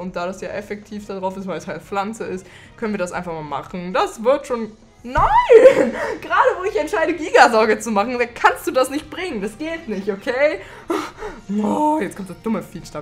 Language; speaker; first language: German; native; German